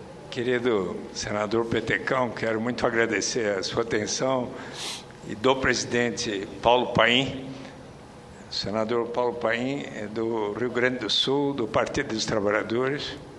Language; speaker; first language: Portuguese; native; Portuguese